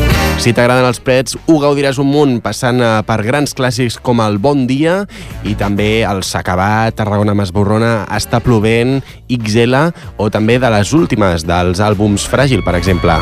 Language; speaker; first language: Catalan; native; Catalan